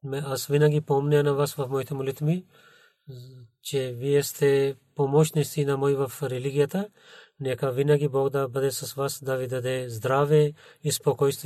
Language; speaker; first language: Bulgarian; non-native, learner; Urdu